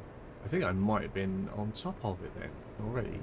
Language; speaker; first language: English; native; English